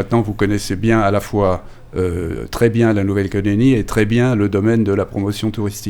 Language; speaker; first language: French; native; French